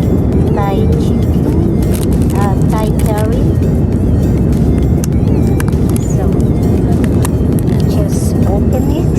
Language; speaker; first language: English; non-native, local second language; Filipino